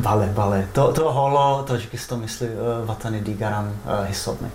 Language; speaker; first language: Persian; non-native, fluent; Czech